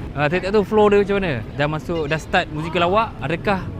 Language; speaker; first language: Malay; native; Malay